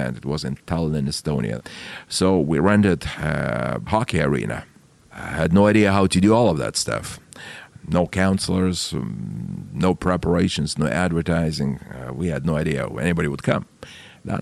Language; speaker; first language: English; non-native, fluent; Russian